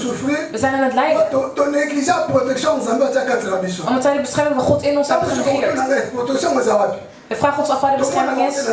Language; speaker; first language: Dutch; non-native, fluent; Lingala